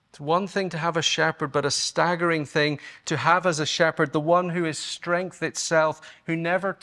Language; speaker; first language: English; native; English